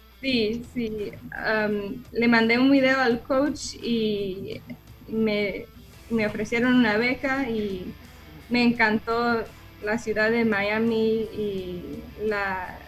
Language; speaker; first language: Spanish; early bilingual, heritage; English